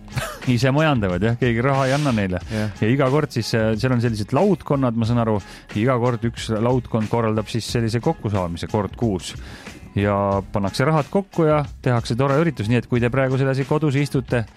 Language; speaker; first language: Estonian; native; Estonian